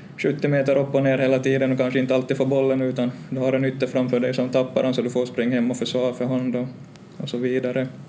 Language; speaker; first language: Swedish; native; Swedish